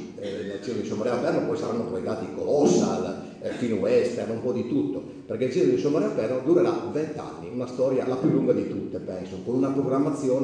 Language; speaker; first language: Italian; native; Italian